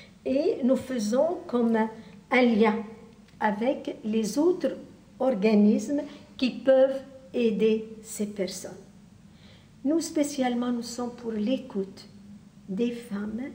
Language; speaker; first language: French; non-native, local second language; Arabic